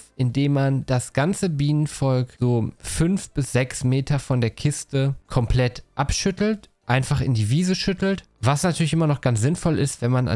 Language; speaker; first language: German; native; German